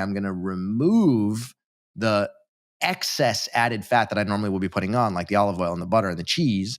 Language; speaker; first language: English; native; English